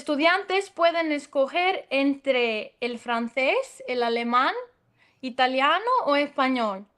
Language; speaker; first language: Spanish; non-native, fluent; Greek